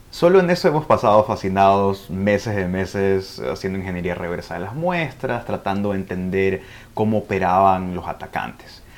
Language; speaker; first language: Spanish; early bilingual, heritage; Spanish